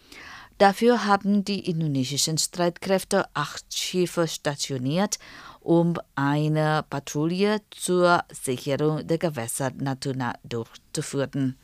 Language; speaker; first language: German; non-native, fluent; Indonesian